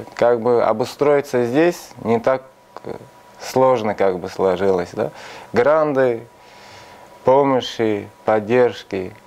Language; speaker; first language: Russian; non-native, local second language; Tajik